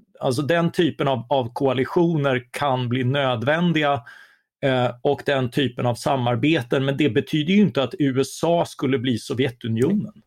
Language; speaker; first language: Swedish; native; Swedish